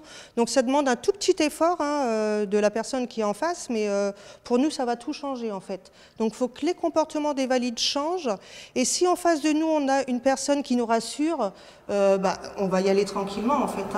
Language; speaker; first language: French; native; French